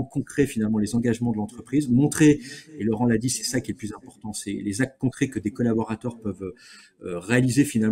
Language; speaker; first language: French; native; French